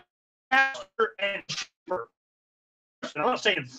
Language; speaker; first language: English; native; English